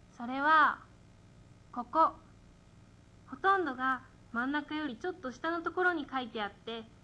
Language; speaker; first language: Japanese; native; Japanese